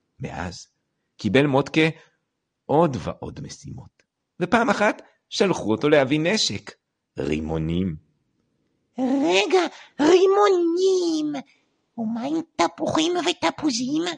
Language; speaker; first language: Hebrew; native; Hebrew